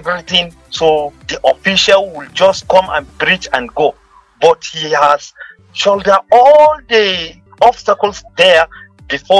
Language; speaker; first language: English; non-native, local second language; Hausa